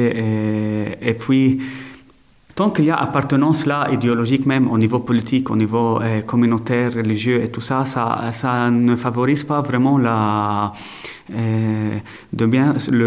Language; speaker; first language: French; non-native, local second language; Arabic